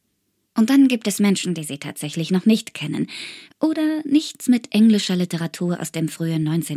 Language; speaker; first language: German; native; German